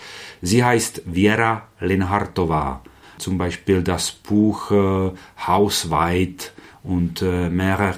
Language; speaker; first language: German; non-native, fluent; Czech